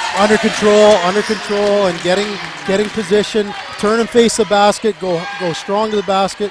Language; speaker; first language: English; native; English